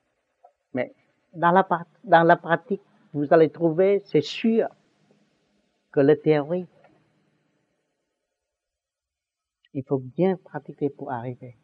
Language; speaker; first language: French; non-native, learner; Vietnamese